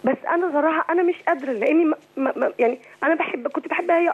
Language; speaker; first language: Arabic; native; Arabic